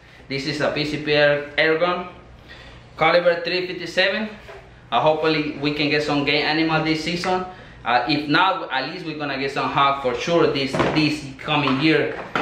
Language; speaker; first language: English; non-native, learner; Spanish